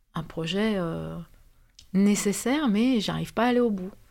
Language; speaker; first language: French; non-native, fluent; Romanian